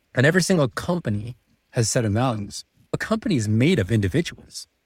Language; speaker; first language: English; early bilingual, other home language; Czech